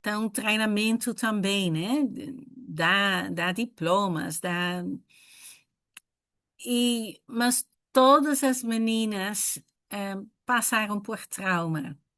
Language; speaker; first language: Portuguese; non-native, fluent; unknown